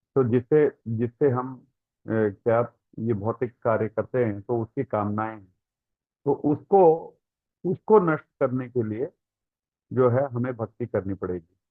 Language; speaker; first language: Hindi; non-native, local second language; Tamil